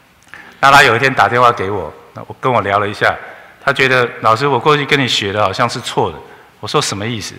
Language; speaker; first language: Chinese; native; Chinese